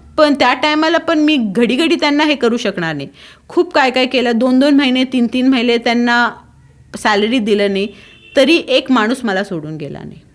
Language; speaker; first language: Marathi; non-native, local second language; Tulu